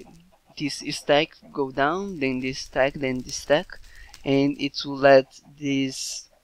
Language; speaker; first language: English; non-native, fluent; Portuguese